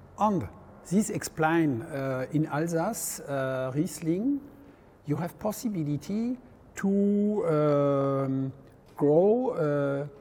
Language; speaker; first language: English; non-native, learner; French